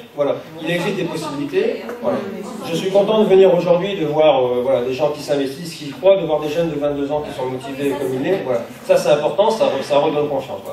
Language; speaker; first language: French; native; French